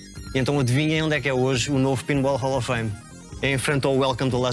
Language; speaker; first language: Portuguese; native; Portuguese